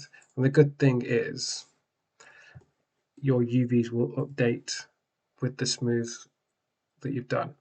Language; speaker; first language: English; native; English